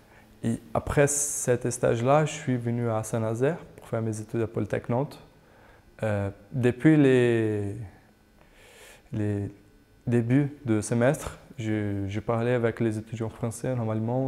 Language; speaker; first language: French; non-native, fluent; Portuguese